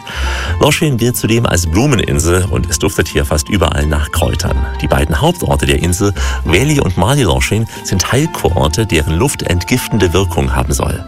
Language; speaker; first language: German; native; German